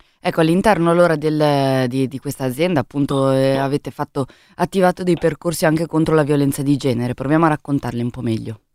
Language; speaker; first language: Italian; native; Italian